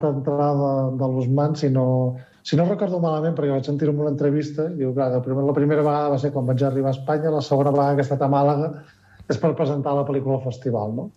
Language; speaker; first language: Catalan; native; Catalan